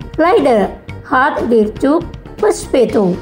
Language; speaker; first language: German; non-native, fluent; Indonesian